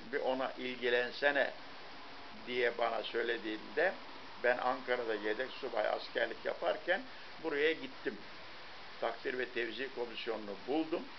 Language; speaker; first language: Turkish; native; Turkish